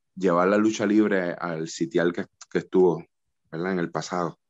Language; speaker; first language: Spanish; native; Spanish